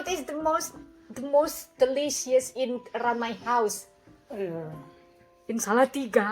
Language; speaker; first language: English; non-native, learner; Indonesian